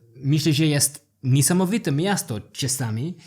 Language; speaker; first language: Polish; non-native, learner; English